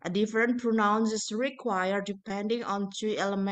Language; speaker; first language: English; non-native, fluent; Indonesian